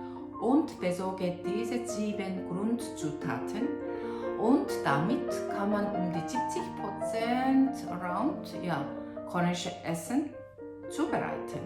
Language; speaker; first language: German; non-native, local second language; Korean